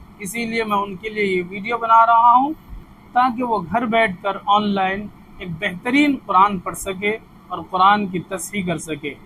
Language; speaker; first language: Urdu; native; Urdu